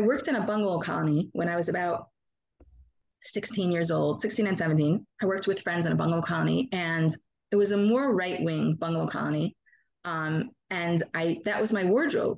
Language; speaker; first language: English; native; English